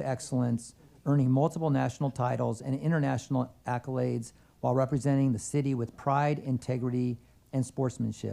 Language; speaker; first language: English; native; English